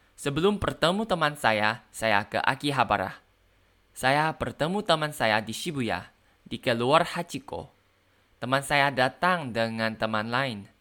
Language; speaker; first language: Indonesian; non-native, learner; Thai